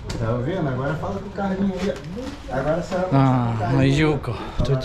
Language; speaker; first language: Portuguese; non-native, learner; Polish